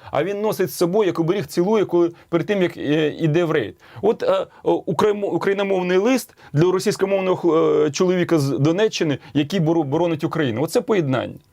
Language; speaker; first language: Ukrainian; native; Ukrainian